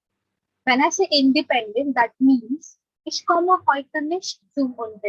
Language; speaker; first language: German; non-native, fluent; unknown